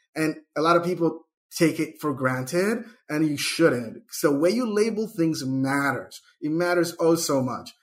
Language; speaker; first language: English; early bilingual, other home language; Spanish